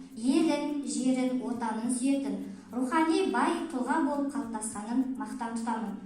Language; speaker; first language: Kazakh; native; Kazakh